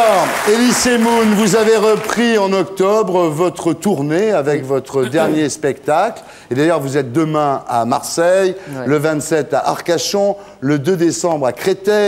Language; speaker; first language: French; native; French